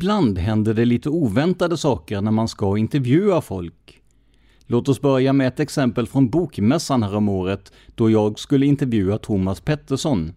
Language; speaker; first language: Swedish; native; Swedish